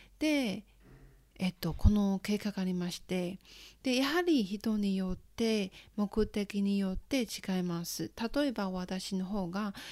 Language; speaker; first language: Japanese; non-native, fluent; Chinese